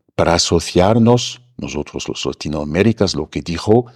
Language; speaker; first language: Spanish; non-native, fluent; German